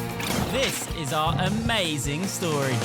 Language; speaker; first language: English; native; English